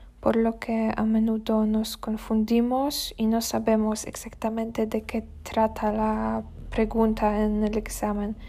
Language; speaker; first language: Spanish; non-native, learner; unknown